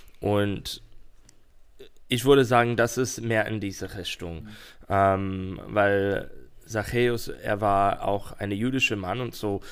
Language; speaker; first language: German; non-native, fluent; English